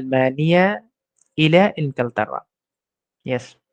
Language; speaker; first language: Arabic; non-native, fluent; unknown